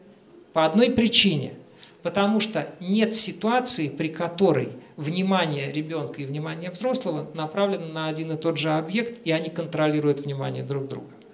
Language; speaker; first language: Russian; native; Russian